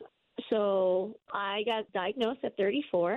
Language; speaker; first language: English; native; English